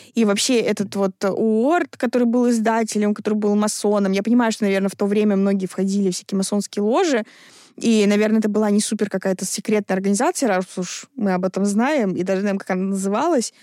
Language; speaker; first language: Russian; native; Russian